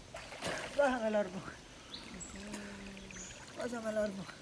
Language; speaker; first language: Spanish; native; Spanish